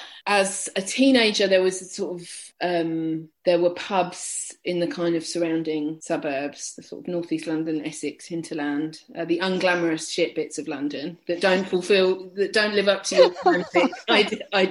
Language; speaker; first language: English; native; English